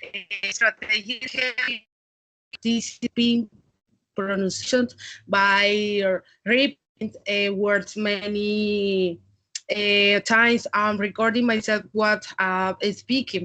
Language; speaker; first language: English; non-native, learner; Spanish